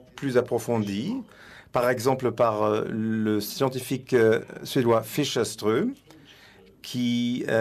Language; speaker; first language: French; non-native, fluent; Swedish